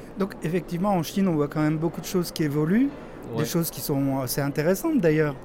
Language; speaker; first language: French; native; French